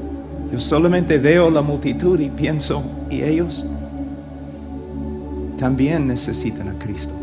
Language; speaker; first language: Spanish; non-native, fluent; English